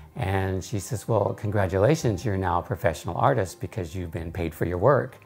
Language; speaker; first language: English; native; English